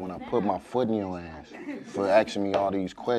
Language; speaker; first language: English; native; English